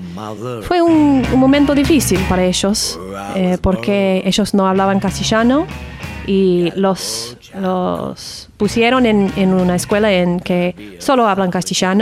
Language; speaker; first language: Spanish; non-native, learner; English